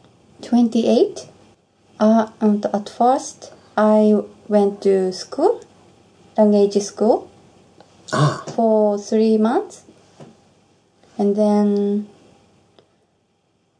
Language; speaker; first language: English; non-native, learner; Japanese